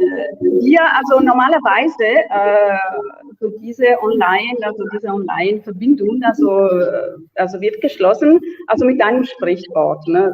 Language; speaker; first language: German; non-native, fluent; Italian